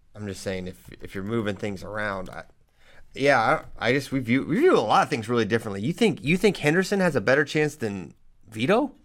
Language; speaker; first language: English; native; English